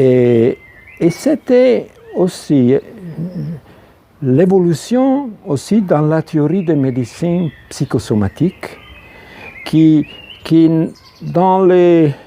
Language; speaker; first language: French; non-native, fluent; Italian